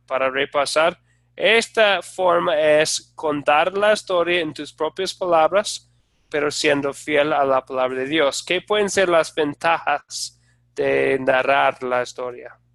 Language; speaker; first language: Spanish; non-native, fluent; English